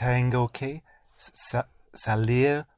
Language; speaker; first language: Spanish; non-native, learner; English